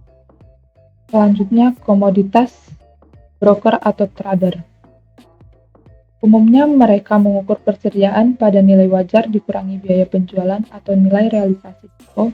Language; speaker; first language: Indonesian; native; Indonesian